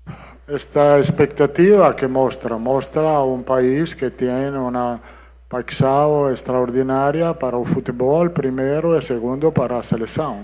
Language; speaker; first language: Portuguese; non-native, learner; Italian